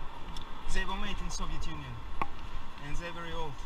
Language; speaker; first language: English; non-native, learner; Russian